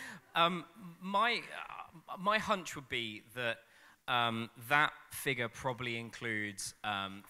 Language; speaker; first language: English; native; English